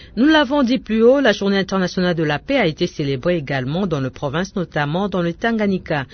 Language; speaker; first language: French; non-native, local second language; Lingala